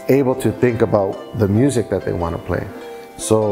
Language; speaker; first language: English; native; English